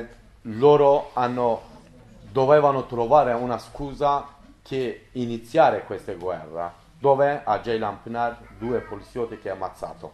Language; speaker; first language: Italian; non-native, learner; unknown